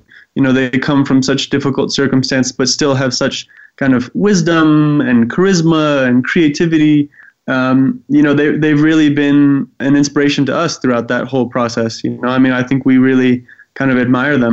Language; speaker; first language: English; native; English